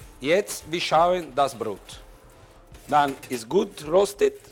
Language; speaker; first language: German; non-native, learner; Italian